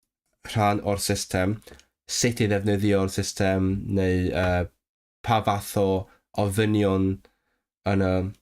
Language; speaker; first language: Welsh; non-native, fluent; Cantonese